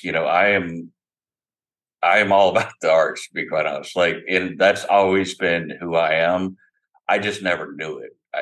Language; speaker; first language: English; native; English